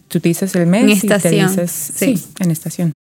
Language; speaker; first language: Spanish; early bilingual, heritage; Spanish